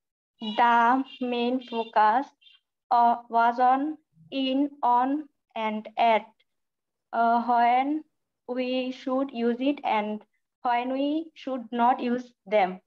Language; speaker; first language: English; non-native, learner; Bangla